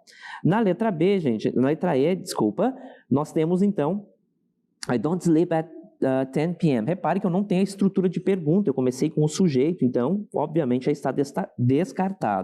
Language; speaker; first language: Portuguese; native; Portuguese